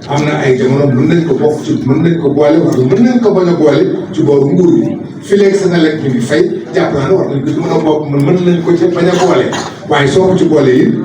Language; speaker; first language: Wolof; non-native, local second language; Fula